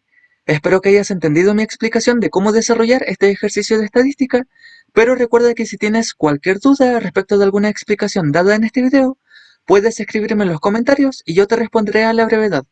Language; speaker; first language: Spanish; native; Spanish